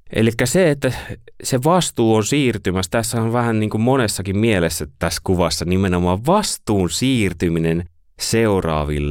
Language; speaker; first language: Finnish; native; Finnish